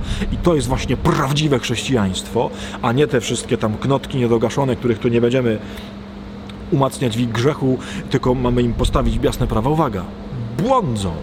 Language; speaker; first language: Polish; native; Polish